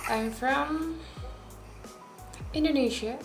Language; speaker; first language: English; non-native, learner; Indonesian